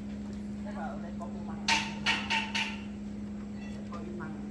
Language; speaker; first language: Vietnamese; native; Vietnamese